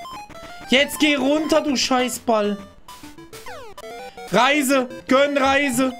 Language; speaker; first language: German; native; German